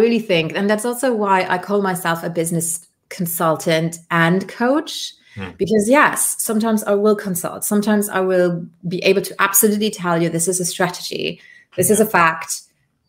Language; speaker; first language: English; non-native, fluent; Luxembourgish